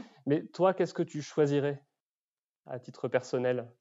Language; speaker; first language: French; native; French